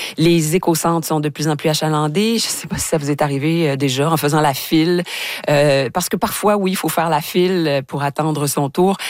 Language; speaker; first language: French; native; French